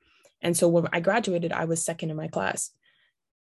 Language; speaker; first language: English; native; English